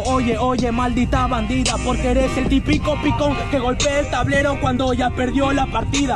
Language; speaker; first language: Spanish; native; Spanish